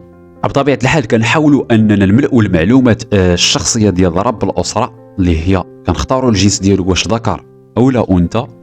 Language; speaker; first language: Arabic; native; Arabic